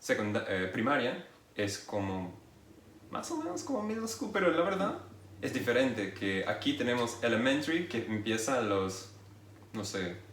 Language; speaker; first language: Spanish; non-native, fluent; English